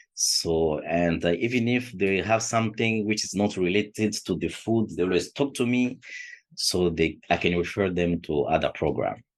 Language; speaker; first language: English; non-native, fluent; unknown